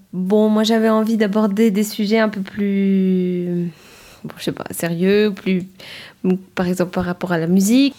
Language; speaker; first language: French; early bilingual, other home language; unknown